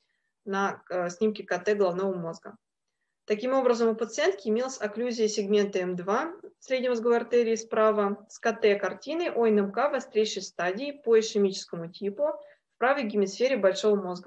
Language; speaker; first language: Russian; native; Russian